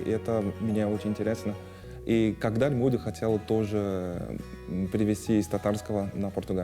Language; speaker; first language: Russian; non-native, fluent; Portuguese